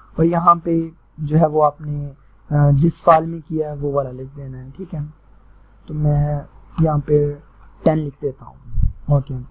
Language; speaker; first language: Urdu; non-native, local second language; Punjabi